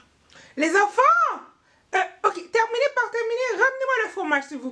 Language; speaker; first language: French; native; French